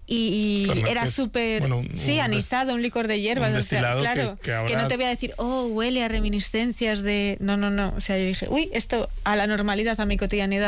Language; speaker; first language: Spanish; native; Spanish